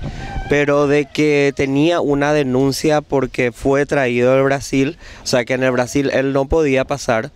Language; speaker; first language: Spanish; native; Spanish